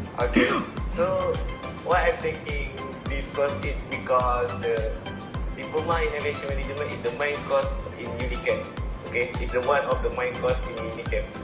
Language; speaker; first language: English; non-native, learner; Indonesian